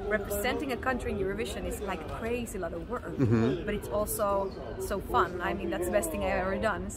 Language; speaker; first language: English; non-native, fluent; Finnish